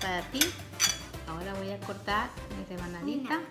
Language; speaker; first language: Spanish; native; Spanish